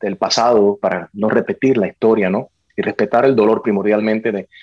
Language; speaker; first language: Spanish; early bilingual, heritage; Spanish